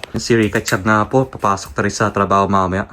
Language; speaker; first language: Filipino; native; Filipino